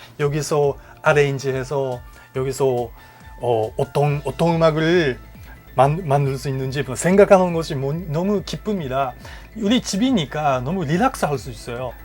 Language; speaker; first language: Korean; non-native, learner; Japanese